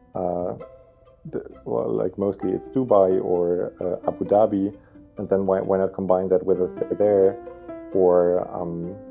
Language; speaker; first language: English; non-native, fluent; German